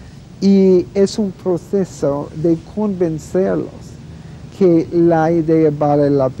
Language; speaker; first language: Spanish; non-native, fluent; English